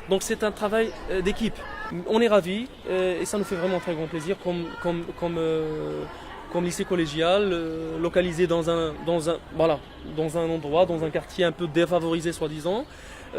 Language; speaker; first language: French; non-native, local second language; Arabic